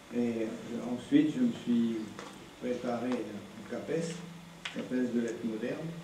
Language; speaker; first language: French; native; French